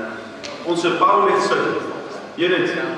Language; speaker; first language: Dutch; early bilingual, other home language; Armenian